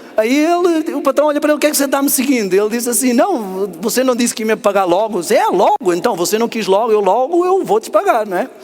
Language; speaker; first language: Portuguese; native; Portuguese